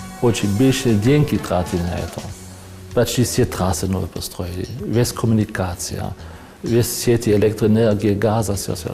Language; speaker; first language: Russian; non-native, fluent; German